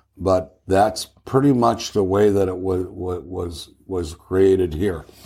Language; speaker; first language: English; native; English